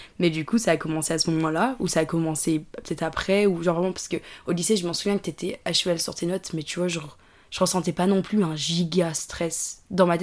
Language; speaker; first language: French; native; French